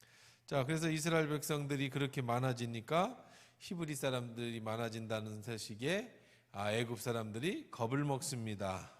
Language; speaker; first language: Korean; native; Korean